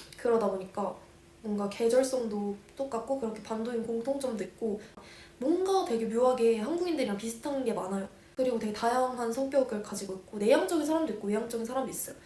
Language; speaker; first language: Korean; native; Korean